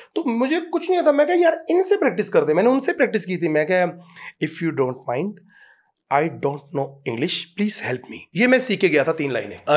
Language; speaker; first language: Hindi; native; Hindi